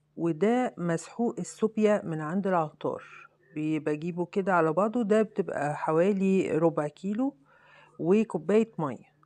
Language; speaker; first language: Arabic; native; Arabic